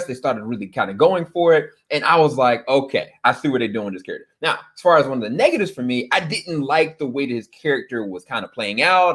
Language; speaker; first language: English; native; English